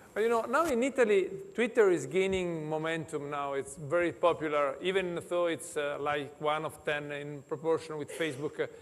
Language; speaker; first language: English; non-native, fluent; Italian